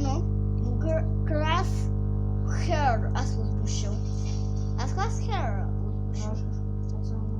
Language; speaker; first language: Russian; non-native, learner; Lithuanian